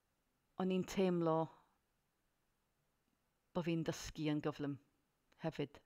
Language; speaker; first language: Welsh; non-native, learner; English